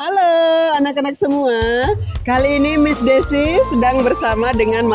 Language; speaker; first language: Indonesian; native; Indonesian